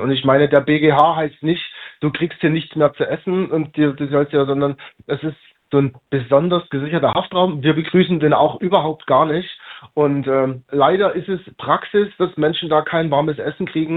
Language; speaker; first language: German; native; German